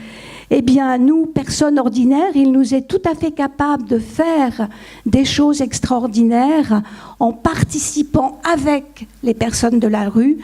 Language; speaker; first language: French; native; French